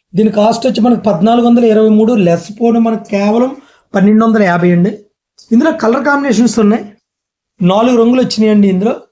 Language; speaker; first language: Telugu; native; Telugu